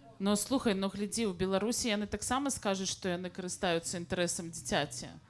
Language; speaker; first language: Belarusian; native; Belarusian